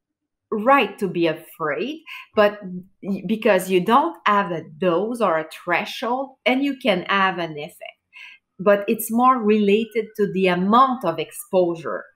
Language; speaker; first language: English; non-native, fluent; French